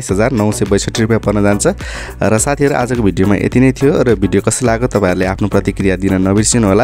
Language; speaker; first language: Nepali; native; Nepali